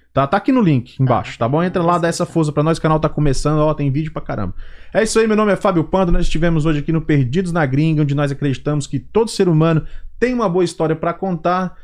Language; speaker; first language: Portuguese; native; Portuguese